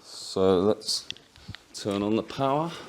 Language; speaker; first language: English; native; English